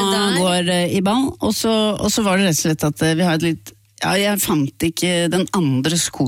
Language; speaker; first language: Norwegian; native; Norwegian